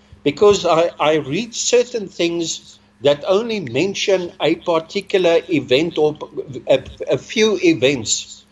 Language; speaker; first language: English; non-native, local second language; Afrikaans